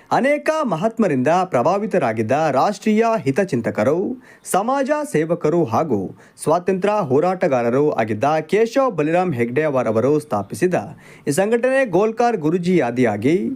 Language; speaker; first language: Kannada; native; Kannada